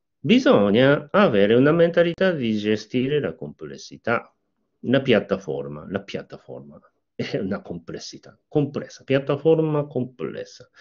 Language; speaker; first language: Italian; non-native, fluent; Japanese